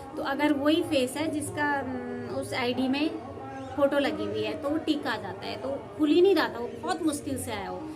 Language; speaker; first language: Hindi; native; Hindi